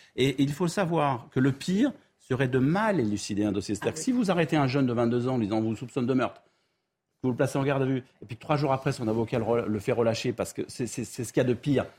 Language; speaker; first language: French; native; French